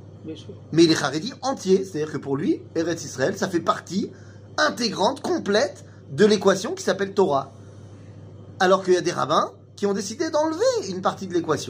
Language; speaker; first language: French; native; French